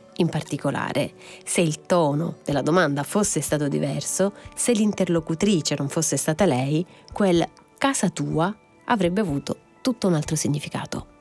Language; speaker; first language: Italian; native; Italian